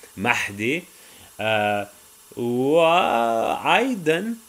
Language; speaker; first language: Arabic; non-native, learner; English